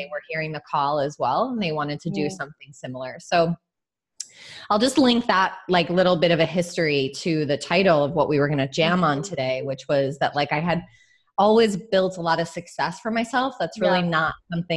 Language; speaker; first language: English; native; English